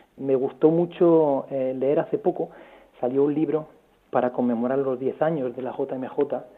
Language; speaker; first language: Spanish; native; Spanish